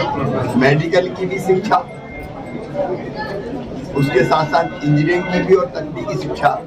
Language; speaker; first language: Hindi; native; Hindi